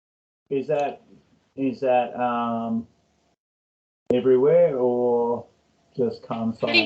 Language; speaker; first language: English; non-native, learner; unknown